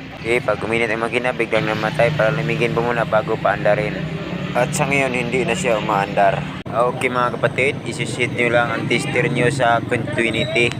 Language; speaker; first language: Filipino; native; Filipino